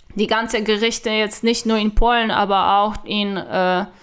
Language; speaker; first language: German; non-native, fluent; Polish